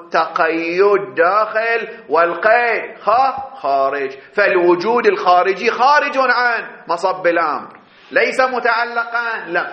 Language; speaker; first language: Arabic; native; Arabic